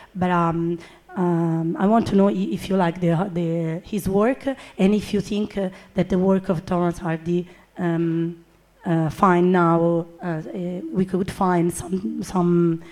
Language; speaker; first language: English; non-native, fluent; Italian